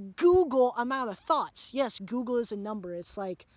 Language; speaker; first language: English; native; English